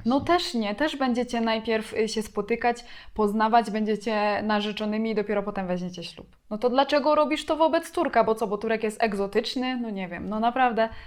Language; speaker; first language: Polish; native; Polish